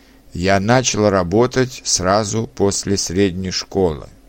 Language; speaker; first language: Russian; non-native, learner; Czech